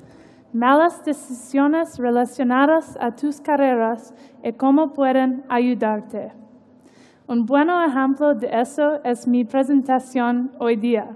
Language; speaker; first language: Spanish; non-native, learner; English